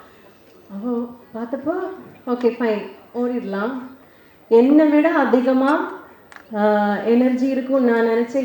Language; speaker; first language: Tamil; non-native, learner; Malayalam